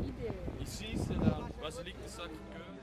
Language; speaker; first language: French; non-native, learner; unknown